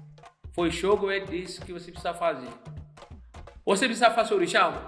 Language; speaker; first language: Portuguese; non-native, learner; Yoruba